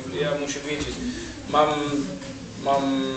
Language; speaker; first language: Polish; non-native, learner; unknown